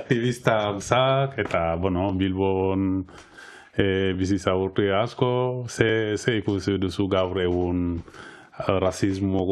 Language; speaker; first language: Basque; non-native, local second language; Spanish